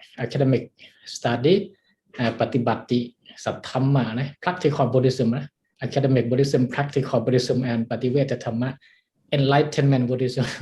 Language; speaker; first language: English; non-native, learner; Thai